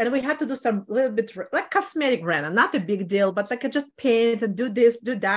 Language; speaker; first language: English; non-native, fluent; Russian